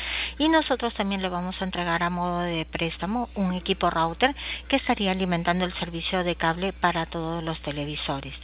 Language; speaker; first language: Spanish; native; Spanish